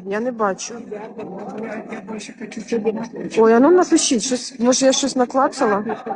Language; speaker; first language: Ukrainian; native; Ukrainian